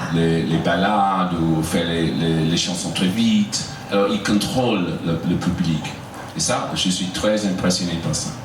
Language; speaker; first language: French; non-native, fluent; English